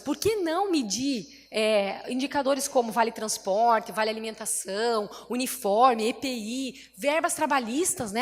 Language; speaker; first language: Portuguese; native; Portuguese